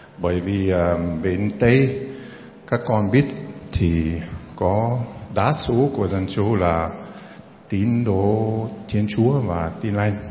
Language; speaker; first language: Vietnamese; non-native, fluent; German